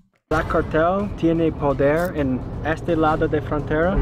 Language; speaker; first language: Spanish; non-native, learner; English